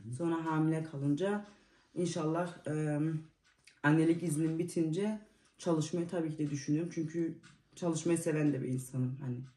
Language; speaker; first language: Turkish; early bilingual, heritage; Turkish